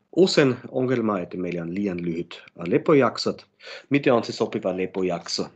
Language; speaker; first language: Finnish; non-native, fluent; German